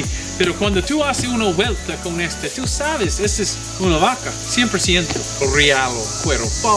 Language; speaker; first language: Spanish; non-native, learner; English